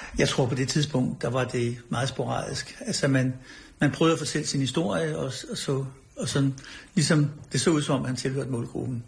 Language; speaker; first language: Danish; native; Danish